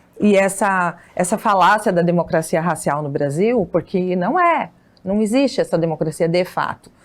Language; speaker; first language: Portuguese; native; Portuguese